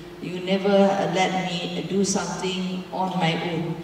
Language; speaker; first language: English; non-native, local second language; Malay